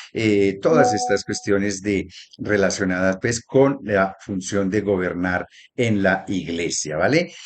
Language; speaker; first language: Spanish; native; Spanish